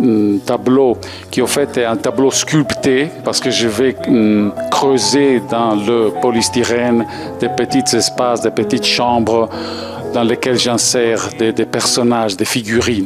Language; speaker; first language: French; non-native, fluent; Italian